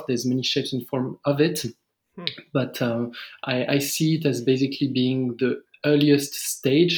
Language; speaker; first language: English; non-native, fluent; French